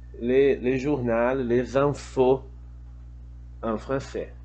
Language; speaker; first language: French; non-native, fluent; Portuguese